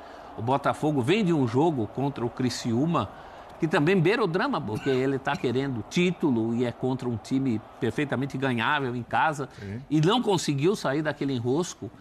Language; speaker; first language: Portuguese; native; Portuguese